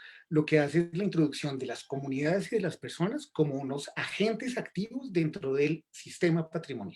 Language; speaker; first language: Spanish; native; Spanish